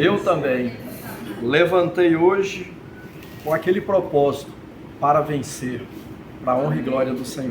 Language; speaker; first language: Portuguese; native; Portuguese